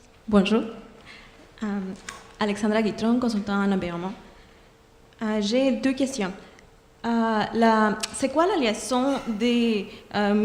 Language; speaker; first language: French; non-native, fluent; Spanish